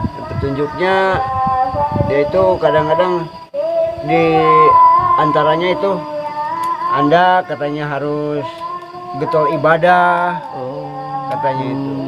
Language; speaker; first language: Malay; non-native, local second language; Sundanese